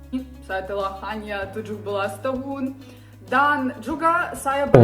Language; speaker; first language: Indonesian; non-native, learner; Ukrainian